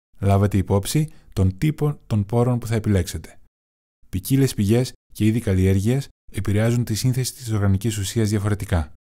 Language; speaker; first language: Greek; non-native, learner; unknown